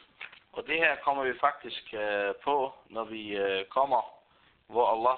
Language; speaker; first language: Danish; non-native, fluent; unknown